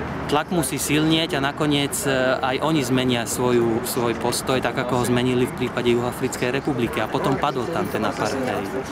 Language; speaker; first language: Slovak; non-native, fluent; Arabic